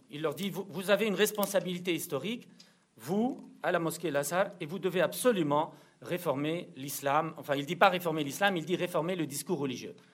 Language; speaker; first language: French; non-native, local second language; Arabic